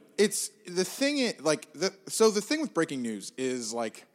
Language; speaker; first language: English; native; English